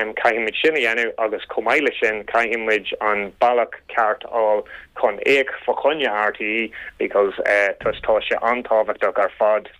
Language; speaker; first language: Irish; non-native, local second language; English